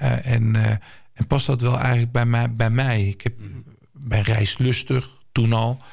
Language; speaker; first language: Dutch; early bilingual, other home language; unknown